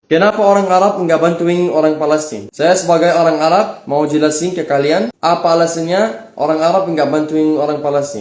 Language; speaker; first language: Indonesian; non-native, fluent; Arabic